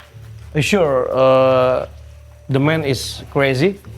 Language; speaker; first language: English; non-native, learner; Indonesian